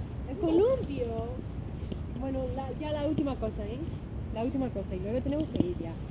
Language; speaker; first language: Spanish; native; Spanish